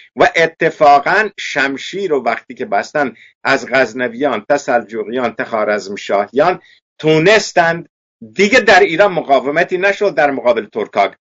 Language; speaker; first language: Persian; non-native, local second language; Baluchi